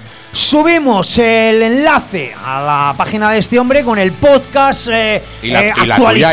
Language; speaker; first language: Spanish; native; Spanish